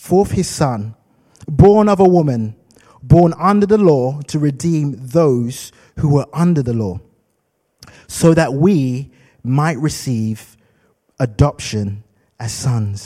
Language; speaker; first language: English; native; English